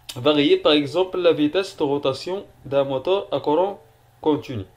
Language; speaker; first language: French; non-native, local second language; Arabic